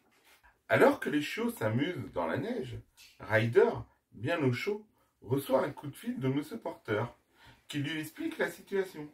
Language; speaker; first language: French; native; French